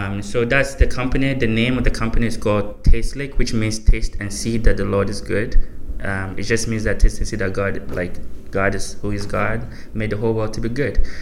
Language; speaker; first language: English; non-native, local second language; Akan